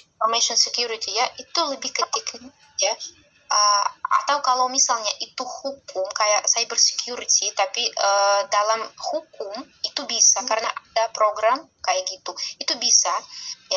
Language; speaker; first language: Indonesian; non-native, fluent; Russian